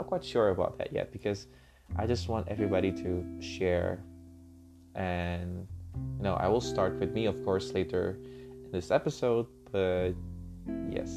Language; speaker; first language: English; non-native, fluent; Indonesian